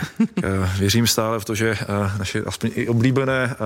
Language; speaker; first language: Czech; non-native, fluent; English